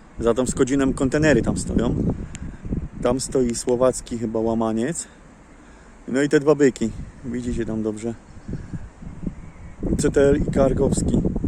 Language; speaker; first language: Polish; native; Polish